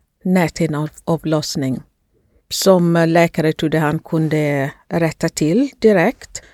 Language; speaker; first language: Swedish; non-native, fluent; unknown